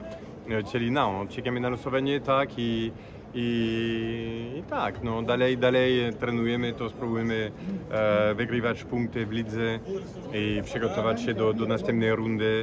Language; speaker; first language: Polish; non-native, fluent; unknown